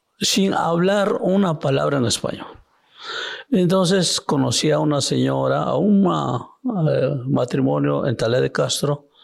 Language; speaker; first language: Spanish; non-native, local second language; Zapotec